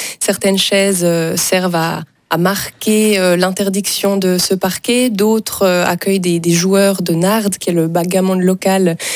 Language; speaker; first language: French; native; French